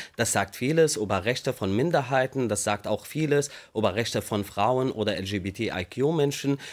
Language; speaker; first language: German; non-native, fluent; Arabic